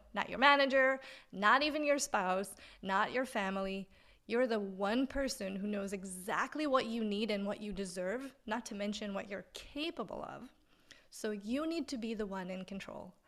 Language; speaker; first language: English; non-native, fluent; Hebrew